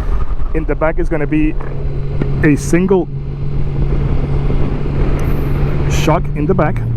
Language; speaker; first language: English; native; English